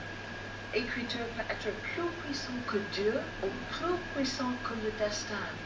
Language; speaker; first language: French; non-native, fluent; English